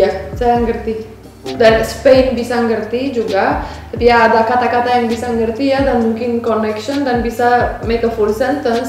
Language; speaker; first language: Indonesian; non-native, fluent; Romanian